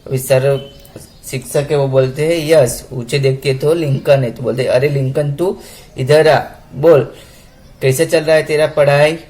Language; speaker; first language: Hindi; non-native, local second language; Gujarati